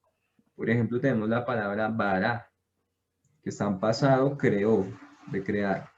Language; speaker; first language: Spanish; native; Spanish